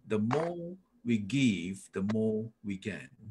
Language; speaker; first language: English; non-native, fluent; Thai